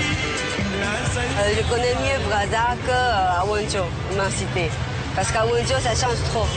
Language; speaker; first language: French; non-native, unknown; Chinese